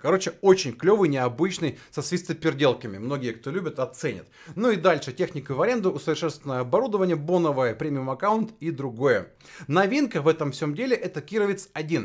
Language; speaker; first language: Russian; native; Russian